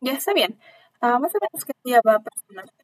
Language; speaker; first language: Spanish; native; Spanish